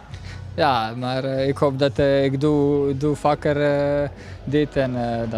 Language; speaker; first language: Dutch; non-native, learner; Slovenian